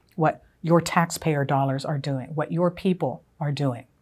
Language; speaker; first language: English; native; English